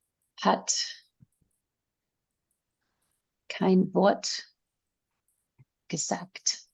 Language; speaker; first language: German; non-native, learner; English